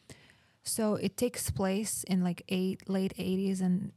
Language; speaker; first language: English; non-native, fluent; Russian